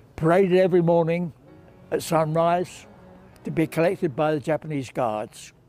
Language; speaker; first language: English; native; English